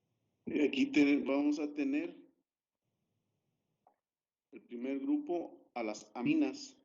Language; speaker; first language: Spanish; native; Spanish